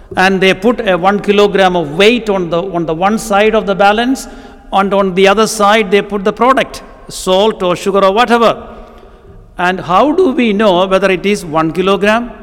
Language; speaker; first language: English; non-native, local second language; Malayalam